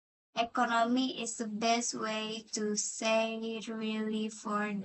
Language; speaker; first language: English; non-native, learner; Indonesian